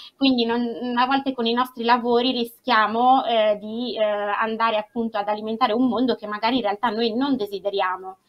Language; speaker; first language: Italian; native; Italian